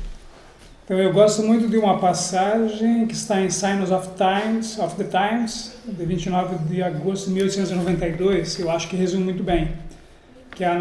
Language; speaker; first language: Portuguese; native; Portuguese